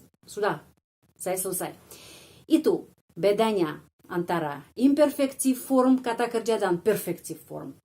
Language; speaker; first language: Indonesian; non-native, fluent; Russian